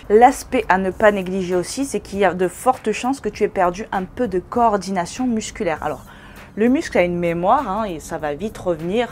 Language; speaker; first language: French; native; French